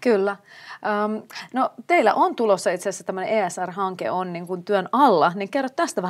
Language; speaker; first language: Finnish; native; Finnish